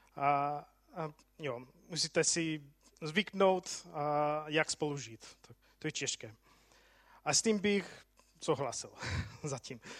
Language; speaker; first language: Czech; non-native, fluent; English